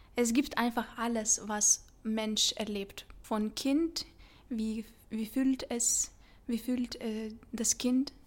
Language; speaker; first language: German; non-native, learner; Lithuanian